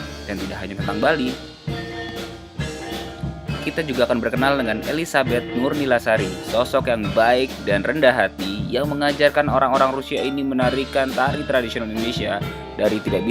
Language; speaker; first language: Indonesian; native; Indonesian